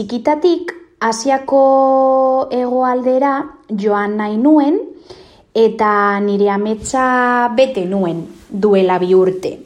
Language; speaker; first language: Basque; non-native, local second language; Spanish